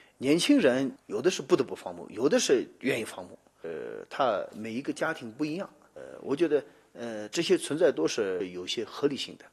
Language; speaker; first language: Chinese; non-native, local second language; Tibetan